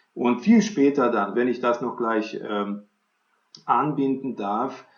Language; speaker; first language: German; non-native, fluent; Hungarian